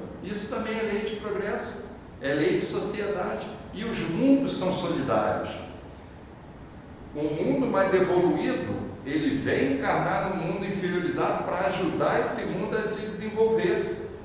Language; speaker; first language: Portuguese; native; Portuguese